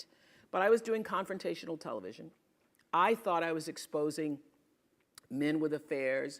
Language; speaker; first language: English; native; English